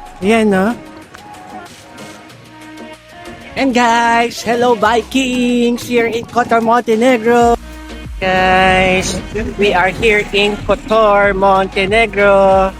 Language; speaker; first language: English; non-native, local second language; Filipino